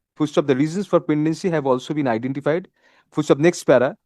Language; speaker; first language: English; non-native, local second language; Bangla